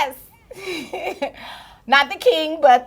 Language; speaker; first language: English; native; English